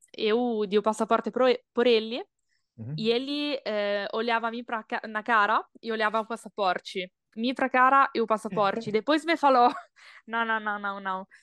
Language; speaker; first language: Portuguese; non-native, learner; Italian